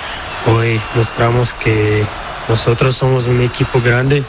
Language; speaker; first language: Spanish; non-native, learner; Portuguese